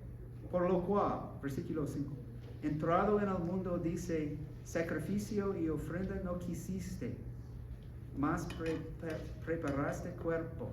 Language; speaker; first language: Spanish; non-native, learner; English